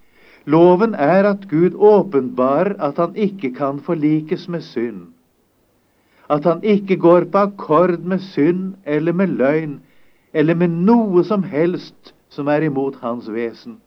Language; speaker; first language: Norwegian; native; Norwegian